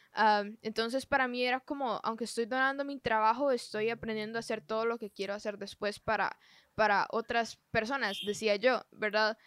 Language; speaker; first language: Spanish; native; Spanish